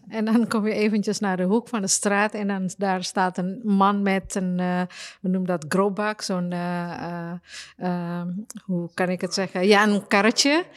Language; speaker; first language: Dutch; non-native, fluent; Indonesian